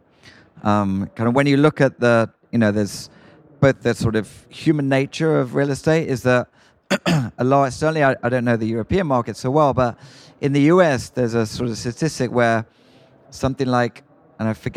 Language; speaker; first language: English; native; English